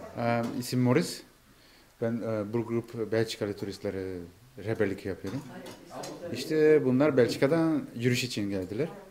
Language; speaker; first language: Turkish; non-native, fluent; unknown